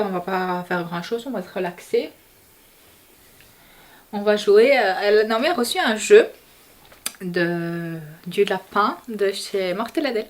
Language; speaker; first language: French; native; French